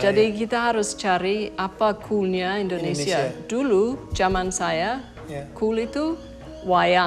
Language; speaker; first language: Indonesian; non-native, fluent; English